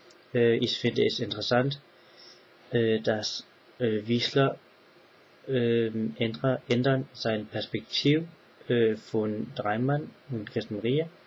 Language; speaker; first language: German; non-native, learner; English